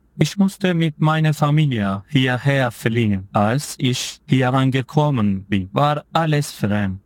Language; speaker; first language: German; non-native, fluent; Turkish